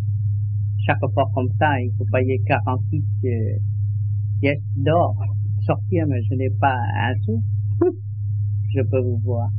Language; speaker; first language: French; non-native, learner; Vietnamese